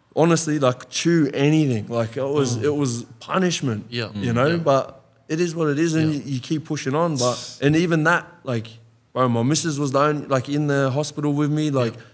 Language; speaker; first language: English; native; English